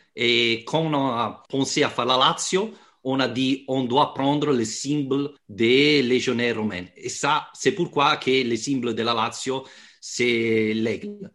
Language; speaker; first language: French; non-native, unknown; Italian